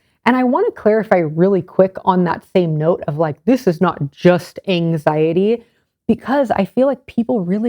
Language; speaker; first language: English; native; English